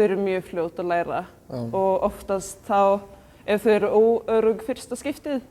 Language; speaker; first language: Icelandic; non-native, fluent; Swedish